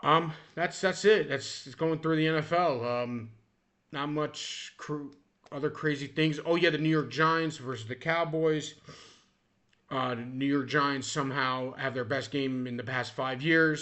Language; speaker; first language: English; native; English